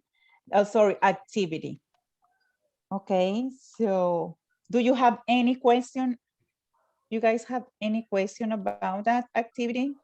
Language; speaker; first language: English; non-native, fluent; Spanish